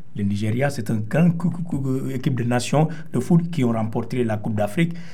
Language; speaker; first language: French; non-native, local second language; Wolof